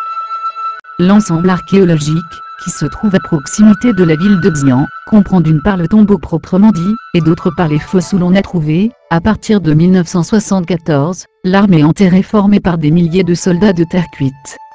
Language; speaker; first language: French; native; French